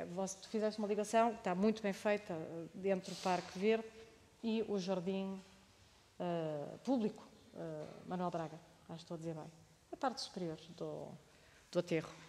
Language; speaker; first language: Portuguese; native; Portuguese